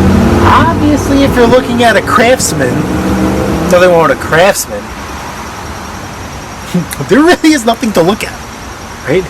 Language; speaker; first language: English; native; English